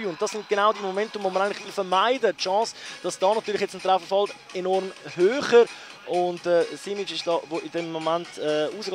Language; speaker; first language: German; native; German